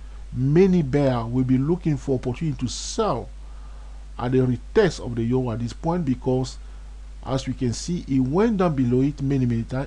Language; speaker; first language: English; non-native, fluent; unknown